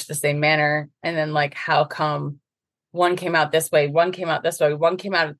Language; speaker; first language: English; native; English